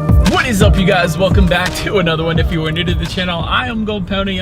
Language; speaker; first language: English; native; English